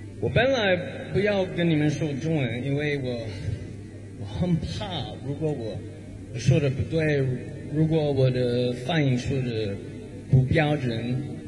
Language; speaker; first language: Chinese; non-native, learner; English